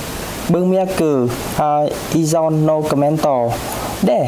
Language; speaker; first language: Japanese; non-native, learner; Vietnamese